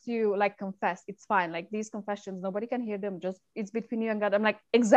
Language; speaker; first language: English; non-native, fluent; Romanian